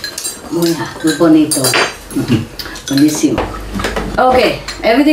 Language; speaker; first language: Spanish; non-native, learner; Vietnamese